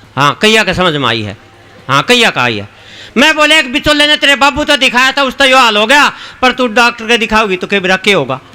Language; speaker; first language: Hindi; native; Hindi